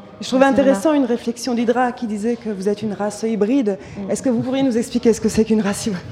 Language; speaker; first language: French; native; French